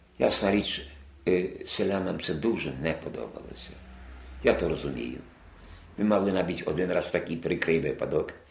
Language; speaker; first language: Ukrainian; non-native, local second language; Polish